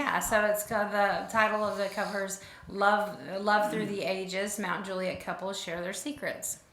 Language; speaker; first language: English; native; English